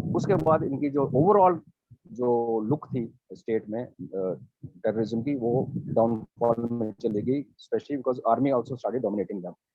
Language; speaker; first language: Hindi; non-native, local second language; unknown